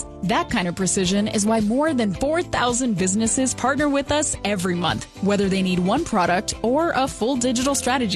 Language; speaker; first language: English; native; English